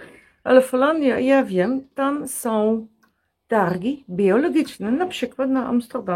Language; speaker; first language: Polish; non-native, learner; Dutch